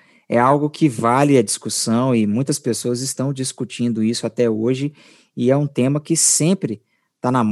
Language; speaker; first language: Portuguese; native; Portuguese